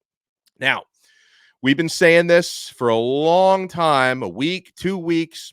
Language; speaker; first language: English; native; English